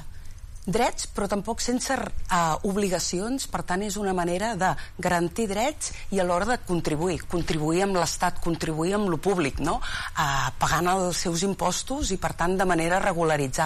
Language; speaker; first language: Catalan; native; Catalan